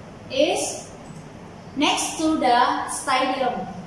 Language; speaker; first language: English; non-native, fluent; Vietnamese